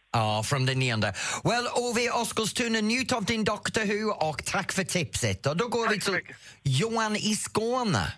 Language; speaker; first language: Swedish; non-native, fluent; English